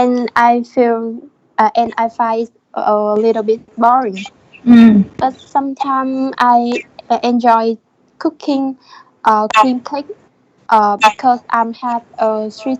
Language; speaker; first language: English; non-native, learner; Vietnamese